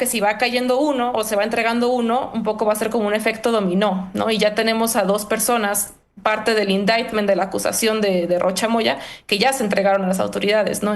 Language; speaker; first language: Spanish; native; Spanish